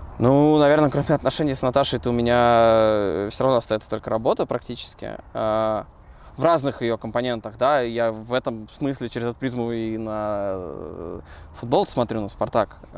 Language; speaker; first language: Russian; native; Russian